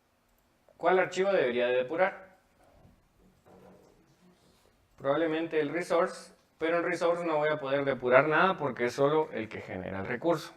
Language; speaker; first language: Spanish; native; Spanish